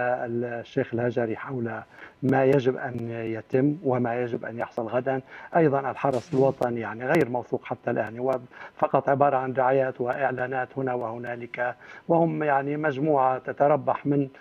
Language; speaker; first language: Arabic; native; Arabic